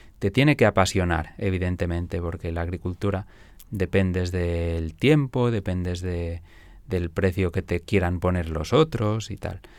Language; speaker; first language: Spanish; non-native, local second language; Catalan